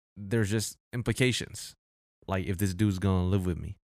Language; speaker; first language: English; early bilingual, other home language; Filipino